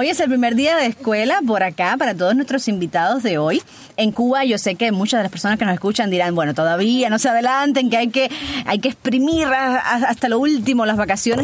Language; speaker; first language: Spanish; native; Spanish